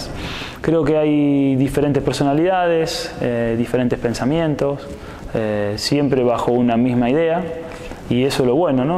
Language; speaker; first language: Spanish; native; Spanish